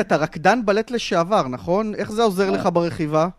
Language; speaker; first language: Hebrew; native; Hebrew